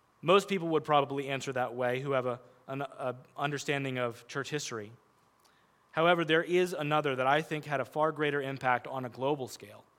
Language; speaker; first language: English; native; English